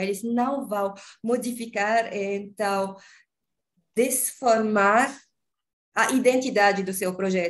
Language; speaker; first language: Portuguese; non-native, learner; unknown